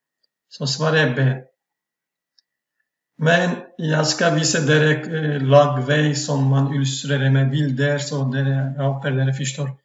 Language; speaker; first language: Norwegian; non-native, fluent; Turkish